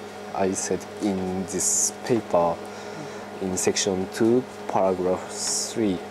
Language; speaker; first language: English; non-native, learner; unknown